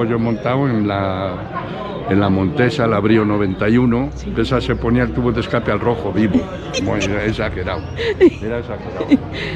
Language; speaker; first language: Spanish; native; Spanish